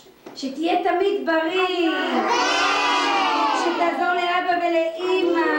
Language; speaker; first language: Hebrew; native; Hebrew